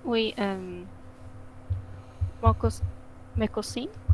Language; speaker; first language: French; non-native, learner; Spanish